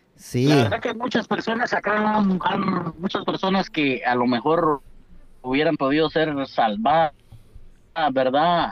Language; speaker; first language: Spanish; native; Spanish